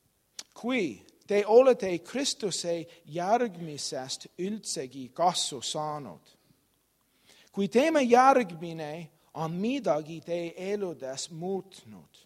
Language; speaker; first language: Estonian; non-native, learner; English